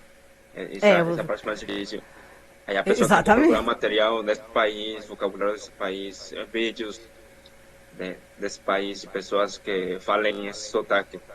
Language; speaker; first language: Portuguese; non-native, fluent; Spanish